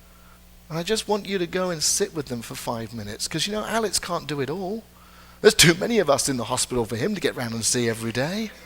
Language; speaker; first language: English; native; English